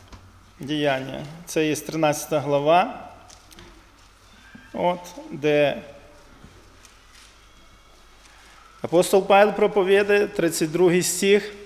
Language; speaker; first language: Russian; non-native, local second language; Ukrainian